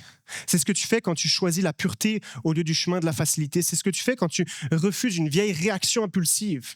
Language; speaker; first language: French; native; French